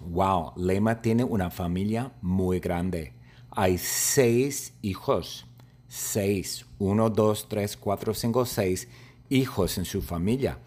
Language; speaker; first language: Spanish; non-native, fluent; English